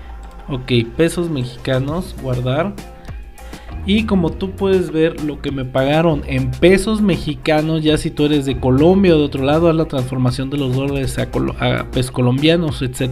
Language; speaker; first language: Spanish; native; Spanish